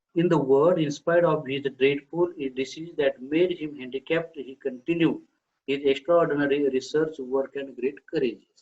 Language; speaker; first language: English; non-native, local second language; Marathi